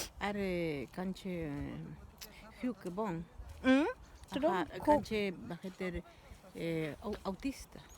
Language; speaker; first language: Swedish; non-native, learner; Thai